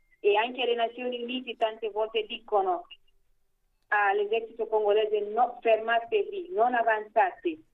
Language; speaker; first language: Italian; non-native, fluent; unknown